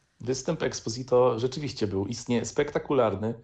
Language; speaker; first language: Polish; native; Polish